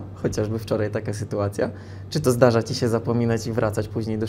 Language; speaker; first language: Polish; native; Polish